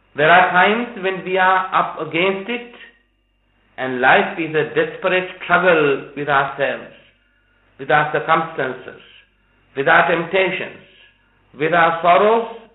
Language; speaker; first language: English; non-native, local second language; Sinhala